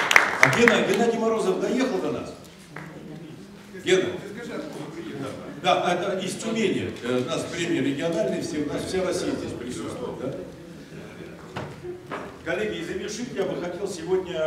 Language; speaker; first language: Russian; native; Russian